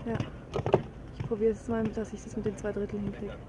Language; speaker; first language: German; native; German